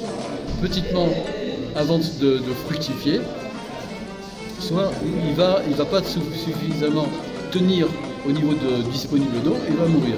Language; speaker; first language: French; native; French